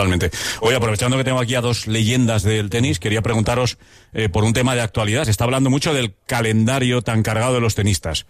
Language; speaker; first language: Spanish; native; Spanish